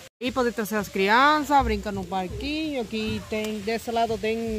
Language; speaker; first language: Portuguese; non-native, fluent; Spanish